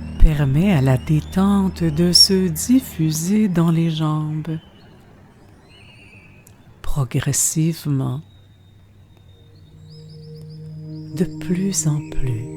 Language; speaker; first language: French; native; French